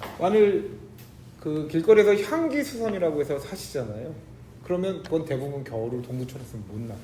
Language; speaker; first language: Korean; native; Korean